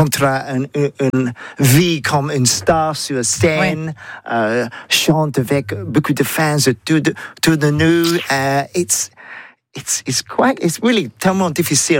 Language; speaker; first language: French; non-native, learner; English